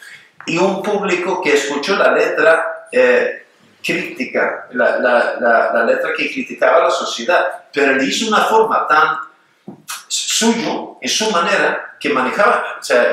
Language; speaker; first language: Spanish; non-native, fluent; Swedish